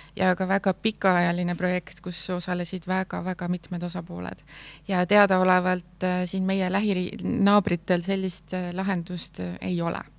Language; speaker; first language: Estonian; native; Estonian